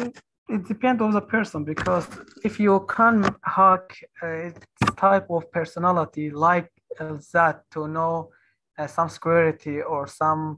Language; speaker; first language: English; non-native, learner; Kurdish